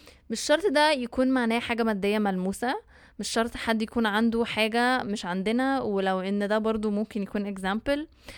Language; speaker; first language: Arabic; early bilingual, heritage; Arabic